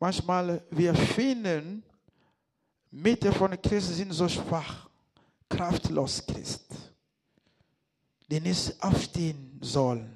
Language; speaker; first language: German; non-native, learner; Lingala